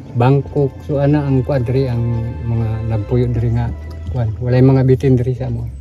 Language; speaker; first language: Cebuano; non-native, local second language; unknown